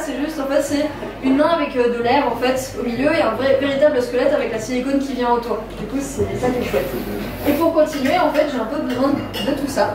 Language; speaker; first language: French; native; French